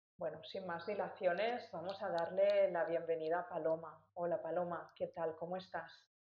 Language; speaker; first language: Spanish; native; Spanish